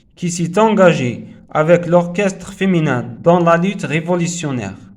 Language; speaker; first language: French; non-native, local second language; Arabic